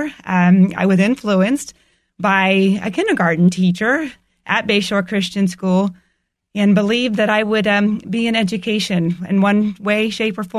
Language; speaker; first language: English; native; English